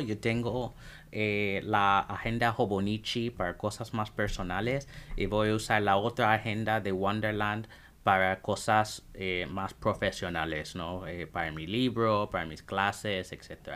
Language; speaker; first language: Spanish; non-native, fluent; English